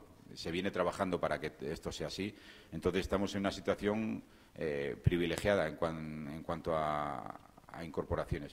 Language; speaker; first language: Spanish; native; Spanish